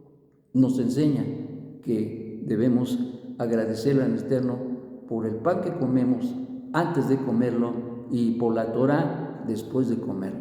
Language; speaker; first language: Spanish; native; Spanish